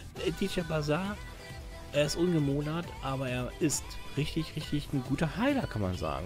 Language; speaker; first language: German; native; German